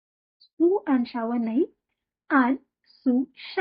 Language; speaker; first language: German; non-native, fluent; Hindi